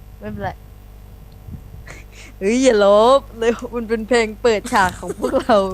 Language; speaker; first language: Thai; native; Thai